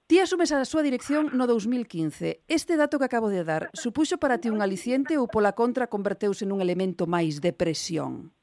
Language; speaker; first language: Galician; non-native, local second language; Spanish